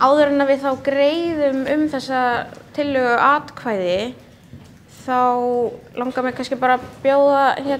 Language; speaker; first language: Icelandic; native; Icelandic